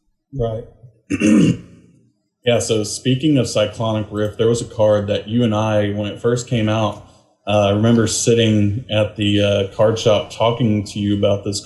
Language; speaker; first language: English; native; English